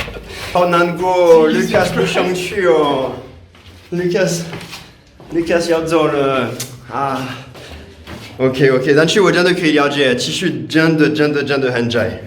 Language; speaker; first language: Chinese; non-native, fluent; French